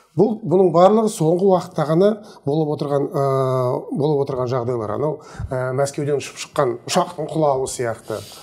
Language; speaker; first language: Kazakh; native; Kazakh